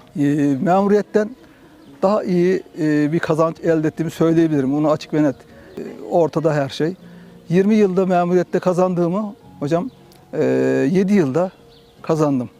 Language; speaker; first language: Turkish; native; Turkish